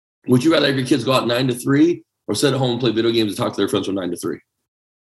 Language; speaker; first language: English; early bilingual, other home language; Chinese